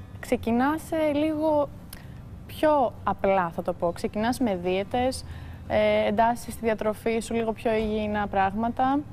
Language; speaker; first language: Greek; early bilingual, heritage; Greek